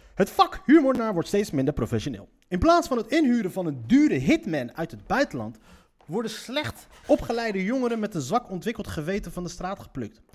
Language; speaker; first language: Dutch; early bilingual, other home language; Riffian